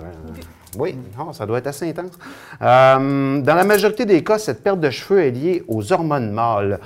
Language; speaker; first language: French; native; French